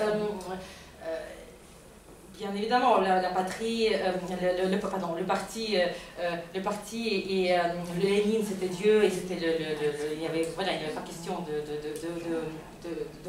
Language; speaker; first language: French; non-native, fluent; Russian